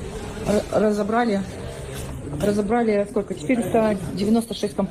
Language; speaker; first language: Russian; non-native, fluent; Uzbek